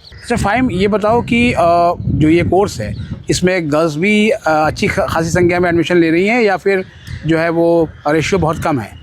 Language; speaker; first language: Hindi; native; Hindi